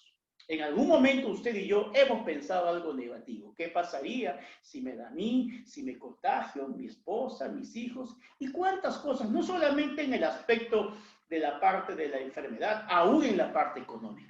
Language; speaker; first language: Spanish; native; Spanish